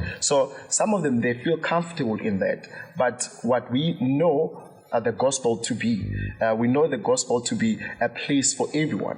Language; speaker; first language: English; non-native, local second language; Zulu